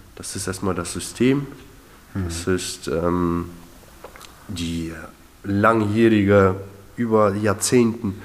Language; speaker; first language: German; early bilingual, other home language; Russian